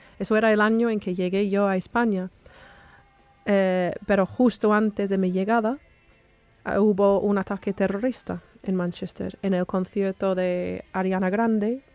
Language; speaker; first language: Spanish; non-native, fluent; English